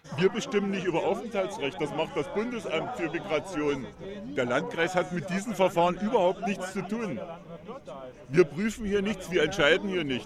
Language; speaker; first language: German; native; German